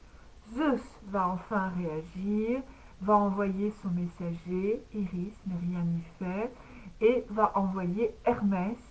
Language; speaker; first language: French; native; French